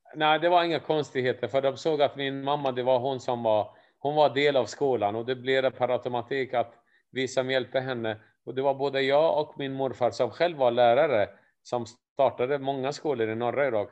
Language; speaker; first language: Swedish; non-native, fluent; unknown